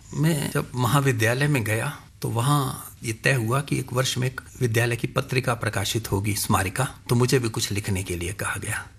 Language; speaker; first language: Hindi; non-native, local second language; Punjabi